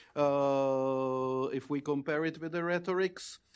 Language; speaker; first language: English; non-native, fluent; Czech